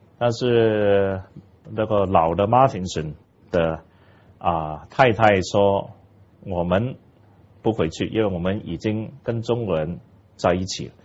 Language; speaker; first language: Chinese; non-native, local second language; Cantonese